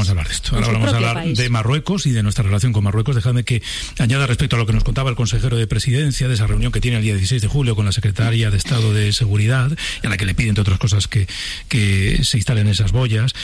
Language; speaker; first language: Spanish; native; Spanish